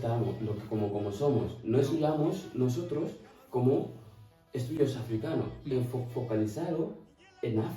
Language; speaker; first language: Spanish; non-native, fluent; Fula